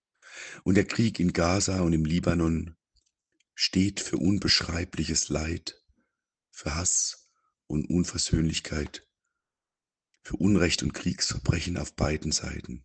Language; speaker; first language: German; native; German